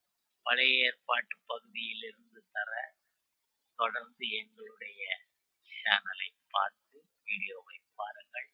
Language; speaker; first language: Tamil; native; Tamil